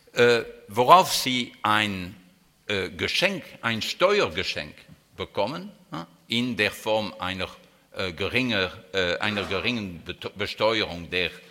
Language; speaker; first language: German; non-native, fluent; French